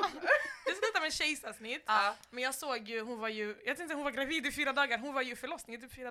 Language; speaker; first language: Swedish; native; Swedish